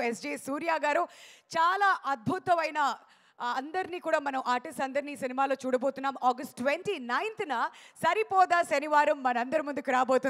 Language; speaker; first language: Telugu; native; Telugu